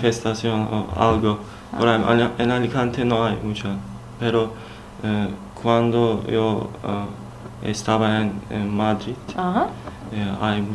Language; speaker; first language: Spanish; non-native, learner; Turkish